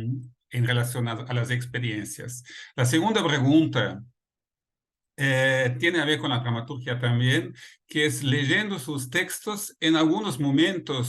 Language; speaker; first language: Spanish; non-native, fluent; Portuguese